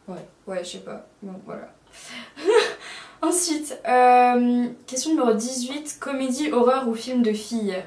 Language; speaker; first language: French; native; French